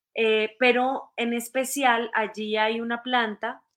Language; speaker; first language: Spanish; native; Spanish